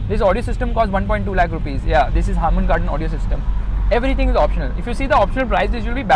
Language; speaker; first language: English; non-native, local second language; Hindi